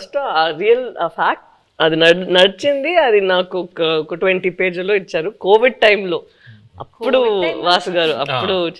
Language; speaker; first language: Telugu; non-native, fluent; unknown